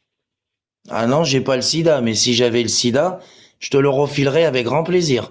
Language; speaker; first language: French; native; French